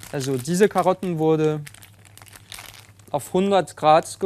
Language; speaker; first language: German; non-native, fluent; French